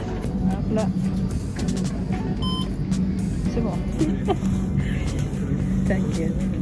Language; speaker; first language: French; non-native, fluent; Hindi